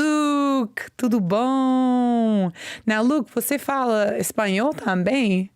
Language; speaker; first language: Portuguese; non-native, learner; English